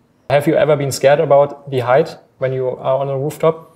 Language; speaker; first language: English; non-native, fluent; German